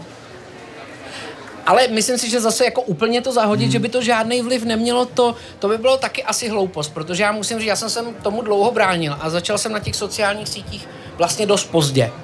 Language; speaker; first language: Czech; native; Czech